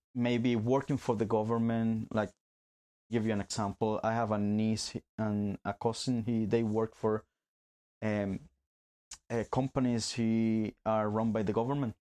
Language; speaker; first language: English; non-native, fluent; Spanish